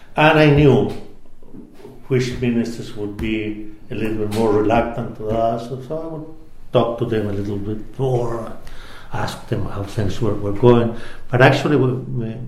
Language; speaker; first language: English; non-native, fluent; Spanish